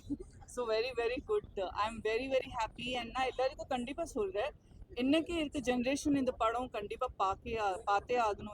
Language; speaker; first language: Tamil; non-native, fluent; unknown